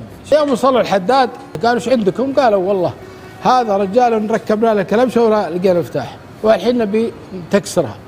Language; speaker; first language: Arabic; native; Arabic